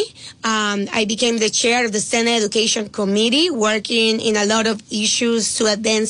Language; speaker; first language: English; non-native, fluent; Spanish